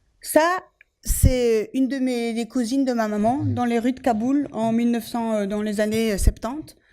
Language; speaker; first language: French; early bilingual, other home language; Persian